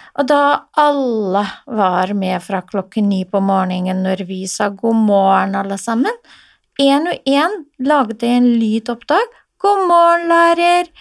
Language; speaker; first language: Norwegian; non-native, fluent; Assyrian Neo-Aramaic